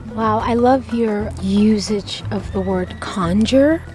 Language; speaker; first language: English; non-native, local second language; Hausa